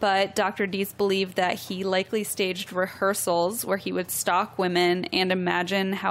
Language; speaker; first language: English; native; English